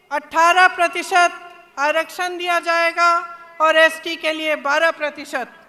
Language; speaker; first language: Hindi; native; Hindi